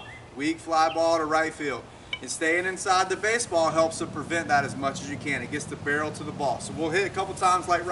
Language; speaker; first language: English; native; English